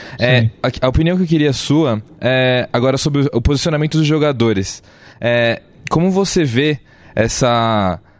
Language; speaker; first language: Portuguese; native; Portuguese